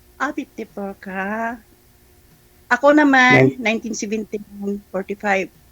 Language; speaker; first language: Filipino; non-native, local second language; Cebuano